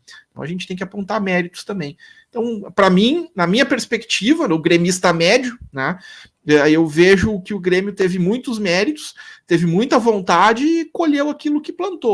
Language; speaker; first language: Portuguese; native; Portuguese